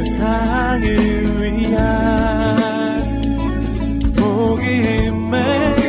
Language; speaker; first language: Korean; native; Korean